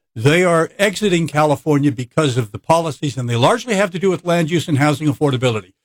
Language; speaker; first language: English; native; English